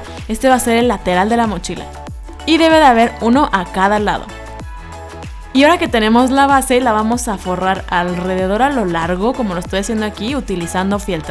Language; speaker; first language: Spanish; native; Spanish